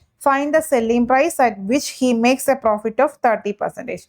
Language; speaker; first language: English; non-native, local second language; Malayalam